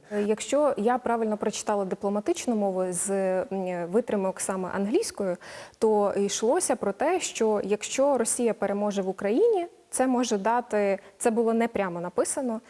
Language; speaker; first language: Ukrainian; native; Ukrainian